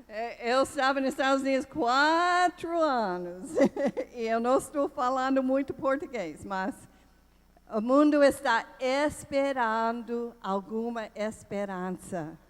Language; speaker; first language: Portuguese; non-native, learner; English